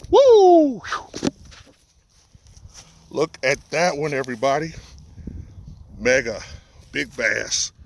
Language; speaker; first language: English; native; English